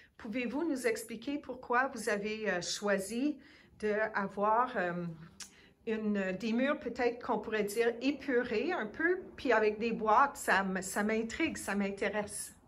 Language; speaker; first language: French; native; French